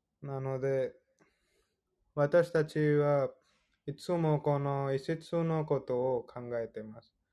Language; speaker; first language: Japanese; non-native, fluent; Hindi